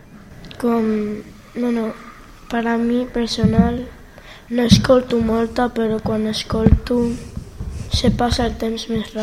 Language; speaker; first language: Catalan; non-native, local second language; Spanish